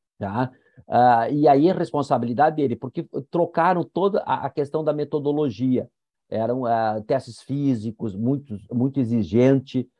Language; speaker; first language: Portuguese; native; Portuguese